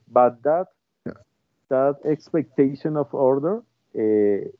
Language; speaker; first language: English; non-native, learner; Spanish